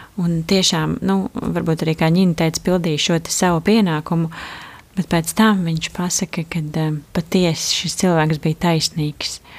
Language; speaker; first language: Latvian; native; Latvian